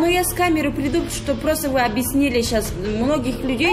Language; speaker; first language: Russian; non-native, local second language; Kazakh